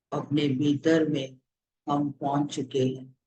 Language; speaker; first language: Hindi; native; Hindi